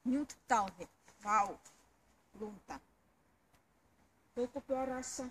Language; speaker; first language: Finnish; non-native, learner; Russian